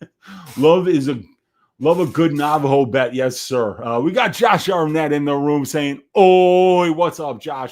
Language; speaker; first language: English; native; English